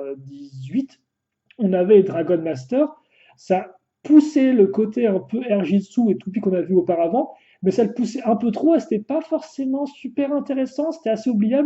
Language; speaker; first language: French; native; French